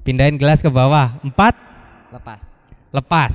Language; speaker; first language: Indonesian; native; Indonesian